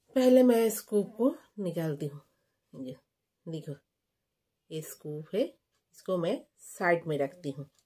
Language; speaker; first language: Hindi; non-native, local second language; Bangla